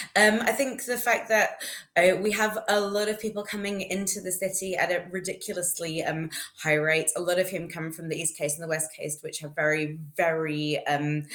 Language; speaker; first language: English; native; English